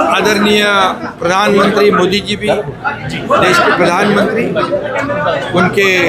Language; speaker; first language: Hindi; non-native, local second language; Marathi